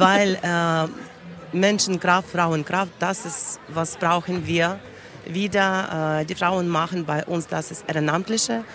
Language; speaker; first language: German; non-native, learner; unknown